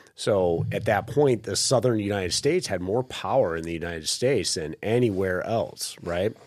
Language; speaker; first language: English; native; English